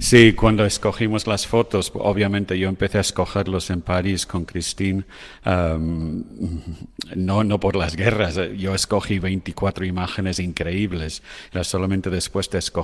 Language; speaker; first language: Spanish; non-native, fluent; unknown